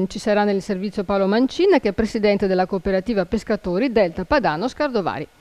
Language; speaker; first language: Italian; native; Italian